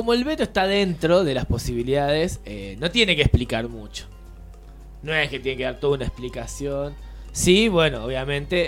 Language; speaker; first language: Spanish; native; Spanish